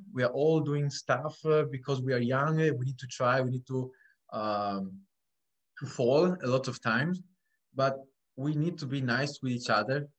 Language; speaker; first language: English; non-native, fluent; Italian